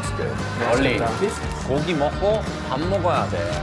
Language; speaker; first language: Korean; non-native, fluent; English